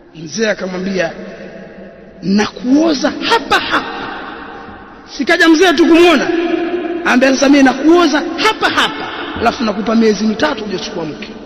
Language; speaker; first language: Swahili; native; Swahili